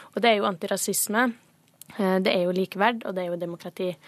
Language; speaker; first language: Norwegian; native; Norwegian